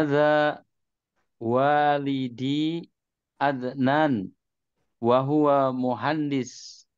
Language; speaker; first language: Arabic; non-native, learner; Indonesian